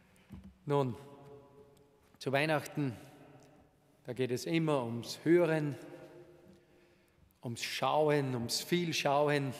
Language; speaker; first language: German; native; German